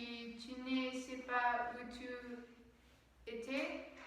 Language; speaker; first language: French; non-native, learner; Spanish